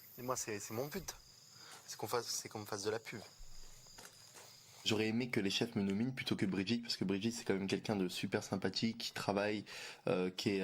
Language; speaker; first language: French; native; French